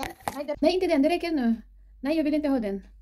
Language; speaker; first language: Swedish; non-native, learner; Filipino